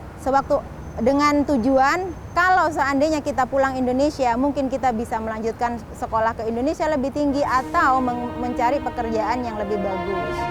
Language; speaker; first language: Indonesian; native; Indonesian